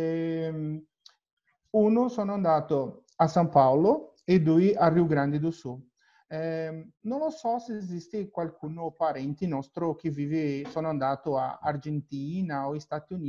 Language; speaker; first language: Italian; non-native, learner; Portuguese